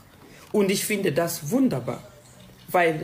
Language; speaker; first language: German; non-native, learner; Swahili